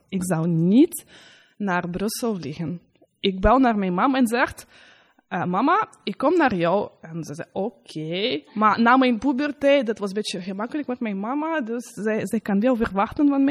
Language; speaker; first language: Dutch; non-native, learner; Russian